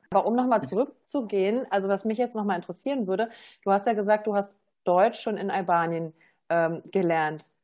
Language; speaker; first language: German; native; German